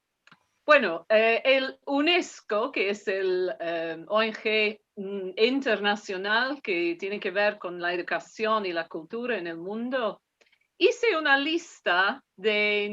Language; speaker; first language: Spanish; non-native, fluent; English